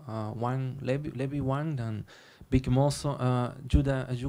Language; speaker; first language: Indonesian; non-native, learner; Dutch